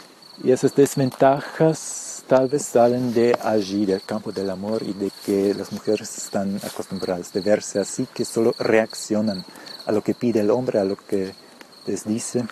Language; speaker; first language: Spanish; early bilingual, heritage; Spanish